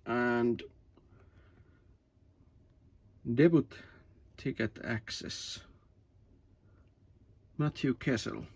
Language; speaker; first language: English; non-native, learner; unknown